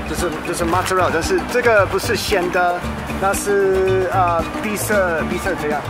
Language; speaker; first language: Chinese; non-native, learner; English